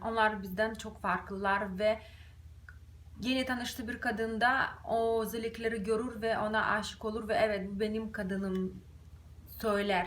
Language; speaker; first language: Turkish; non-native, fluent; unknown